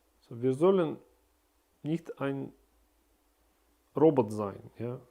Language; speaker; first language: German; non-native, learner; Russian